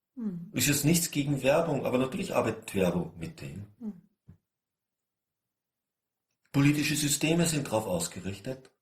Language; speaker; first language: German; native; German